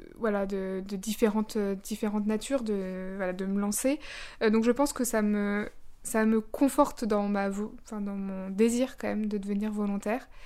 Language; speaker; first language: French; native; French